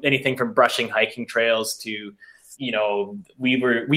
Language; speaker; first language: English; native; English